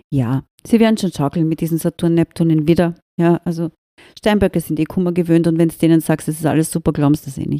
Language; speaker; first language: German; native; German